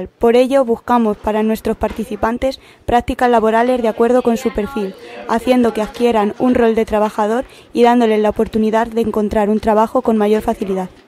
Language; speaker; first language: Spanish; native; Spanish